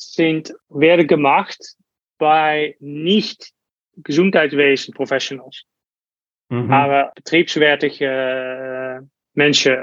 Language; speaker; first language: German; non-native, learner; Dutch